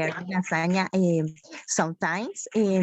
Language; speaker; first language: English; non-native, learner; Spanish